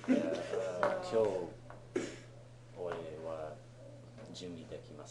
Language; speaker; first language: Japanese; non-native, learner; English